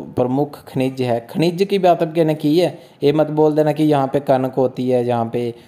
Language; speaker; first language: Hindi; native; Hindi